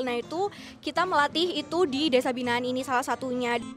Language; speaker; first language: Indonesian; native; Indonesian